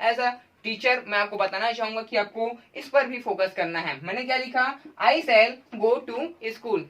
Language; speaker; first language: Hindi; native; Hindi